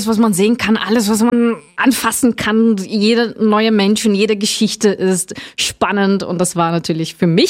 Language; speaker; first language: German; non-native, fluent; Portuguese